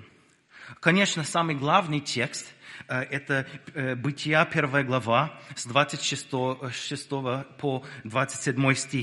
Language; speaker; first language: Russian; non-native, fluent; English